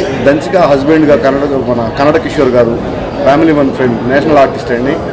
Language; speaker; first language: Telugu; native; Telugu